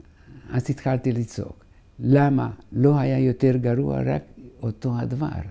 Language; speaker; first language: Hebrew; non-native, fluent; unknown